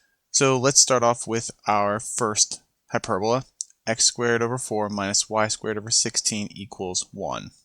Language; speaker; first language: English; native; English